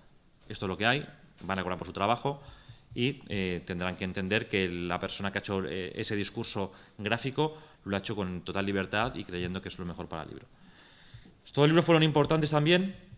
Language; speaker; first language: Spanish; native; Spanish